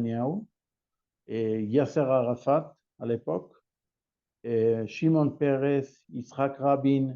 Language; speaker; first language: French; non-native, learner; Hebrew